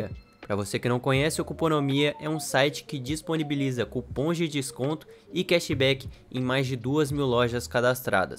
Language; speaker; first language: Portuguese; native; Portuguese